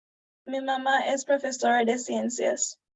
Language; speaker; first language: Spanish; non-native, learner; English